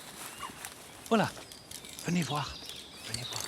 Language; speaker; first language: French; native; French